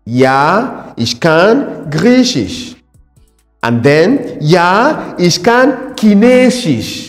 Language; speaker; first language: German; non-native, fluent; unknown